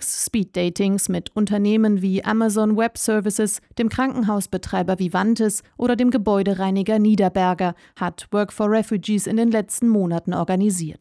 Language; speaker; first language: German; native; German